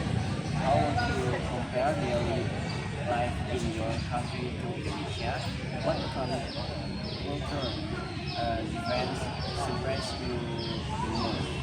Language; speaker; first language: English; non-native, learner; Indonesian